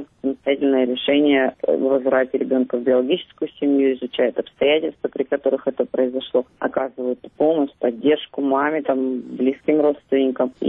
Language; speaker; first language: Russian; native; Russian